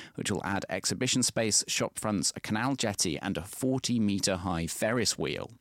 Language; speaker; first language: English; native; English